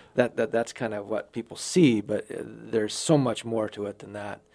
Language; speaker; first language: English; native; English